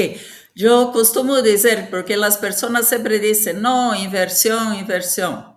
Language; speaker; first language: Spanish; non-native, fluent; Portuguese